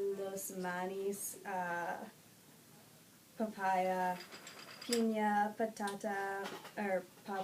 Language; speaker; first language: Spanish; non-native, learner; English